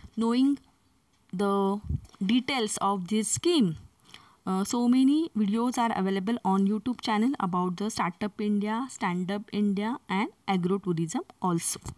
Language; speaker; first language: English; non-native, local second language; Marathi